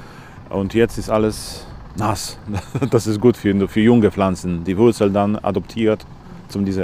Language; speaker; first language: German; non-native, learner; Polish